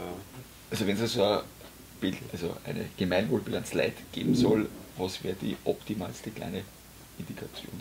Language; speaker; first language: German; native; German